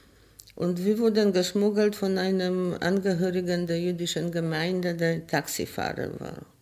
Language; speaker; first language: German; non-native, fluent; Polish